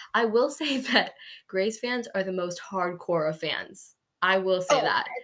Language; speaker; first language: English; native; English